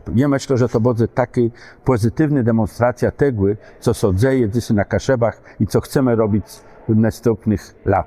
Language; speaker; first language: Polish; non-native, local second language; Kashubian